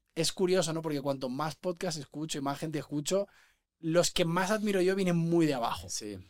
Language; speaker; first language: Spanish; native; Spanish